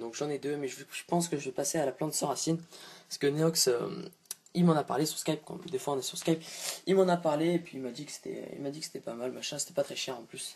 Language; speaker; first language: French; native; French